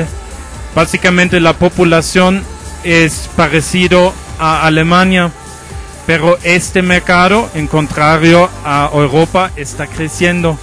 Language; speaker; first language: Spanish; non-native, fluent; German